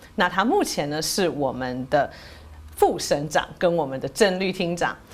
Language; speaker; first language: Chinese; native; Chinese